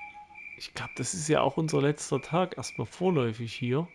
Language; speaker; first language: German; native; German